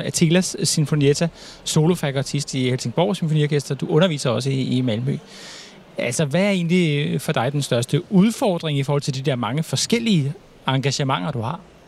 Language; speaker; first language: Danish; native; Danish